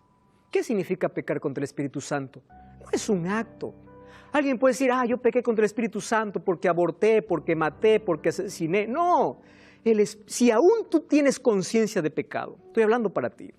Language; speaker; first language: Spanish; native; Spanish